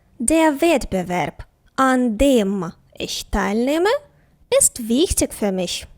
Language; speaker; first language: German; non-native, fluent; Ukrainian